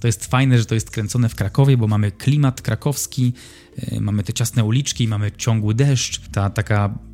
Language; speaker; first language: Polish; native; Polish